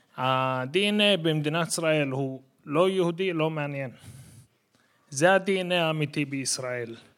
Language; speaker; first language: Hebrew; non-native, local second language; Arabic